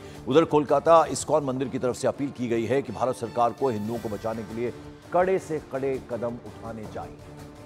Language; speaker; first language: Hindi; native; Hindi